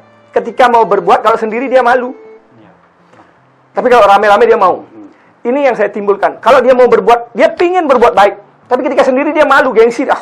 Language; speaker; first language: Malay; non-native, local second language; Balinese